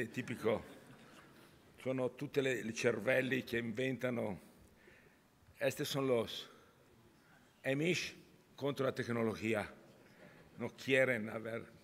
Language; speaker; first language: Spanish; non-native, learner; Italian